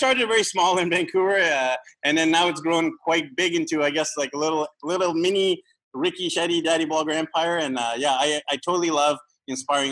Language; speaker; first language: English; native; English